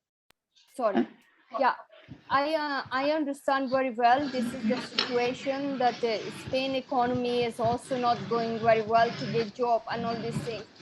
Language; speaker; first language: English; non-native, fluent; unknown